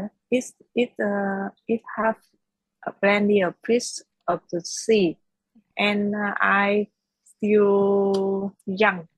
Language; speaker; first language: English; non-native, learner; Vietnamese